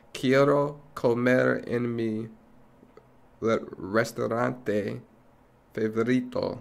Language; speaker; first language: Spanish; non-native, learner; English